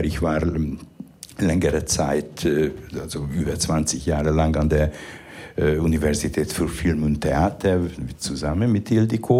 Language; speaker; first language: German; non-native, fluent; Hungarian